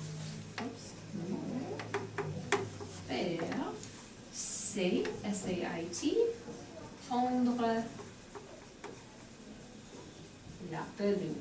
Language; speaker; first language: French; non-native, fluent; English